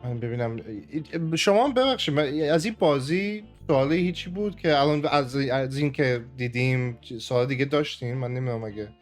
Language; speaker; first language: Persian; early bilingual, heritage; Persian